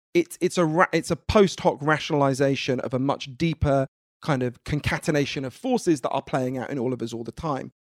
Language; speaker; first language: English; native; English